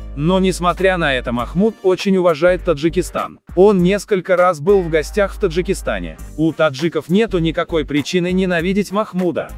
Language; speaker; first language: Russian; non-native, local second language; Uzbek